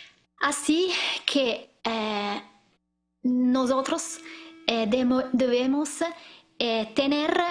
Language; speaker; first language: Spanish; non-native, learner; Italian